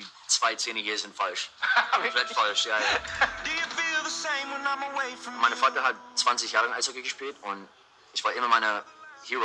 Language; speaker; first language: German; early bilingual, heritage; English